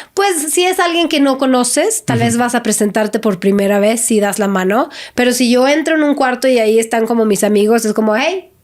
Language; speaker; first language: Spanish; non-native, fluent; Swedish